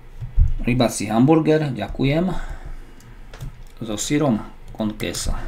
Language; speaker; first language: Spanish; non-native, learner; Slovak